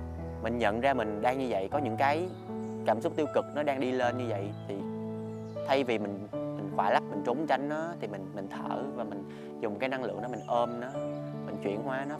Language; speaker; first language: Vietnamese; native; Vietnamese